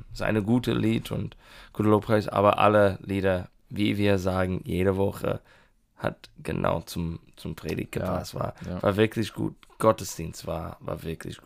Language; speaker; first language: German; non-native, learner; English